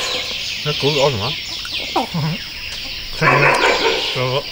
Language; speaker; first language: Chinese; native; Chinese